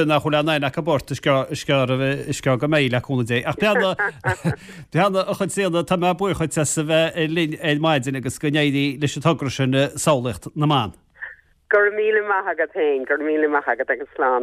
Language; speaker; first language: Irish; native; Irish